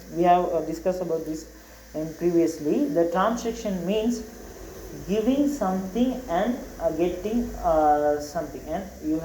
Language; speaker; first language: English; non-native, local second language; Tamil